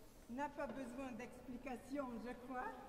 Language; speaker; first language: French; non-native, fluent; German